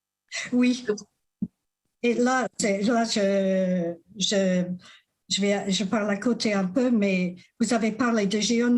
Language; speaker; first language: French; non-native, fluent; English